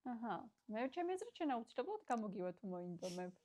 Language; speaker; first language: Georgian; native; Georgian